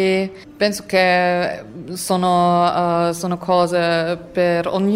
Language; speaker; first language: Italian; non-native, fluent; German